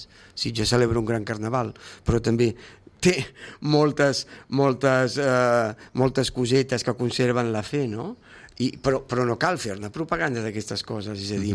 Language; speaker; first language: Catalan; native; Catalan